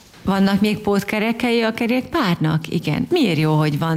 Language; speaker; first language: Hungarian; native; Hungarian